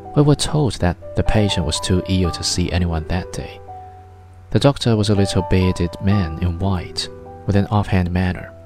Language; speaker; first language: English; non-native, fluent; Chinese